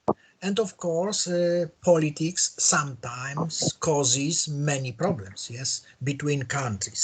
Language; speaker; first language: English; non-native, learner; Polish